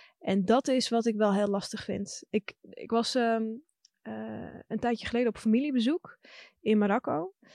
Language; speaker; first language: Dutch; early bilingual, other home language; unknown